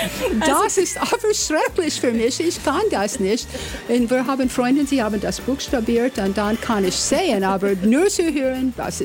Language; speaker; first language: German; non-native, learner; English